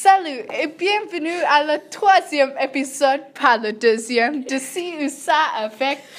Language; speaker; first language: French; non-native, learner; English